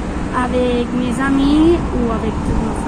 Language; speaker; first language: French; non-native, learner; Spanish